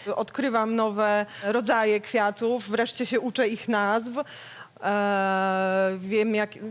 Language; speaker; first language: Polish; native; Polish